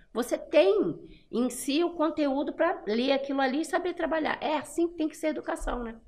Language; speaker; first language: Portuguese; native; Portuguese